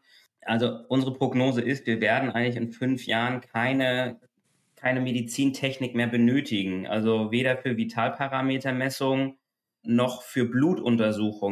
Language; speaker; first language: German; native; German